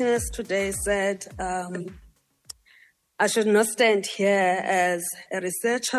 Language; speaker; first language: English; non-native, local second language; Xhosa